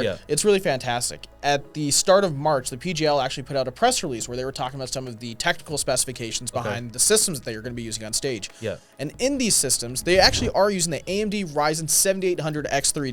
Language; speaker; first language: English; native; English